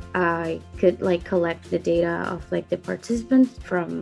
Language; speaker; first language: English; non-native, fluent; Indonesian